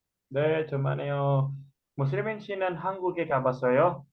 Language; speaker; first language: Korean; non-native, fluent; Indonesian